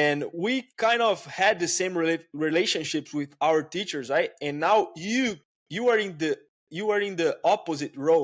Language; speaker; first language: English; non-native, fluent; Portuguese